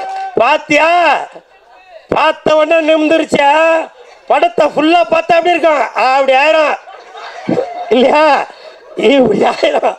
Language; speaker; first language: Tamil; native; Tamil